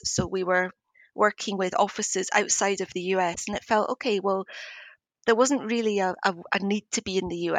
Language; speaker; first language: English; native; English